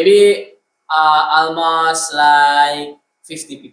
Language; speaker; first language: English; non-native, learner; Indonesian